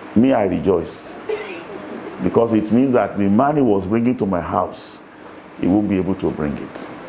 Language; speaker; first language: English; non-native, local second language; Yoruba